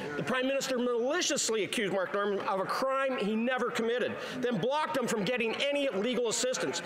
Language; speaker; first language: English; native; English